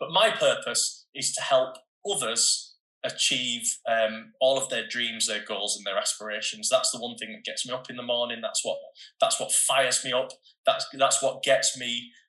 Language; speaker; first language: English; native; English